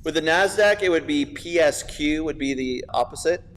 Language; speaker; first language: English; native; English